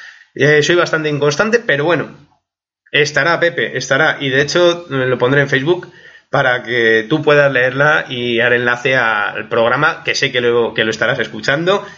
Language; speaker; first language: Spanish; native; Spanish